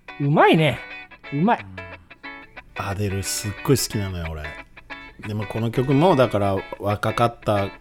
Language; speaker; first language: Japanese; native; Japanese